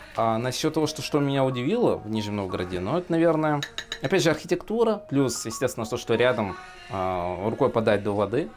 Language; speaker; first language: Russian; native; Russian